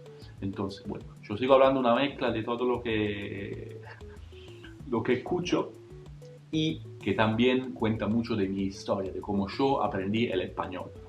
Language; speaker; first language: Spanish; non-native, fluent; Italian